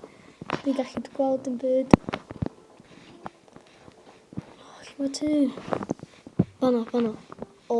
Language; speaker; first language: Welsh; non-native, local second language; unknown